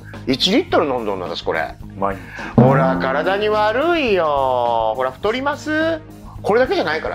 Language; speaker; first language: Japanese; native; Japanese